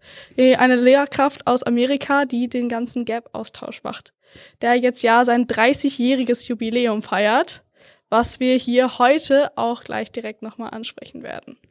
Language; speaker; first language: German; native; German